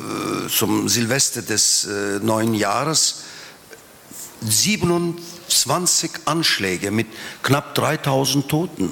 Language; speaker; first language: German; non-native, fluent; Turkish